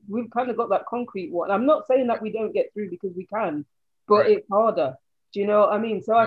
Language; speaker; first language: English; native; English